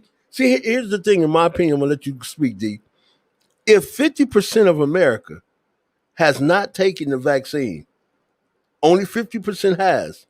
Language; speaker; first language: English; native; English